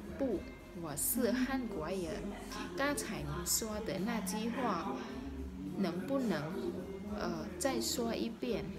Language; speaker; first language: Chinese; non-native, learner; Khmer